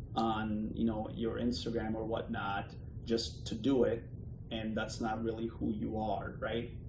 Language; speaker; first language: English; early bilingual, other home language; Bosnian